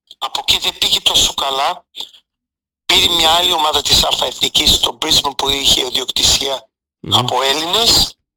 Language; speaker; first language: Greek; early bilingual, heritage; Greek